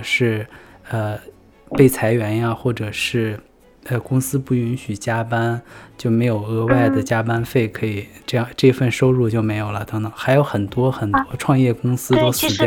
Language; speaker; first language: Chinese; native; Chinese